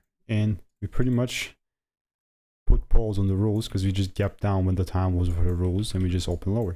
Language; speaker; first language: English; native; English